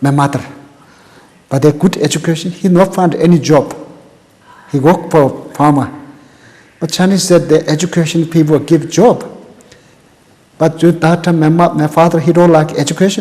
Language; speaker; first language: English; non-native, local second language; Tibetan